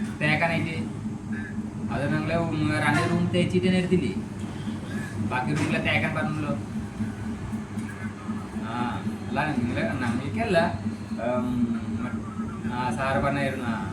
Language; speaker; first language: Malayalam; non-native, fluent; Bangla